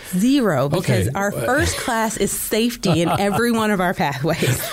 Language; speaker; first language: English; native; English